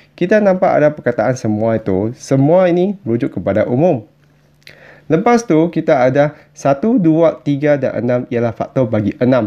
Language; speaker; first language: Malay; non-native, local second language; Chinese